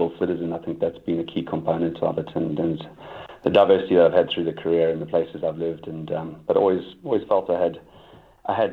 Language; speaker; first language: English; native; English